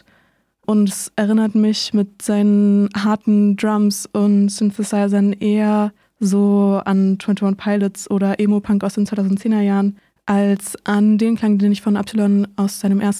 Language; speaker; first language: German; native; German